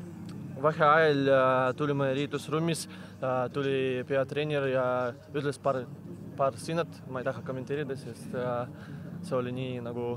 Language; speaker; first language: Estonian; non-native, local second language; Russian